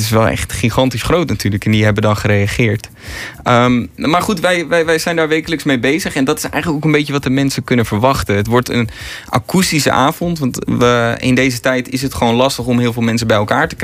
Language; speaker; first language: Dutch; native; Dutch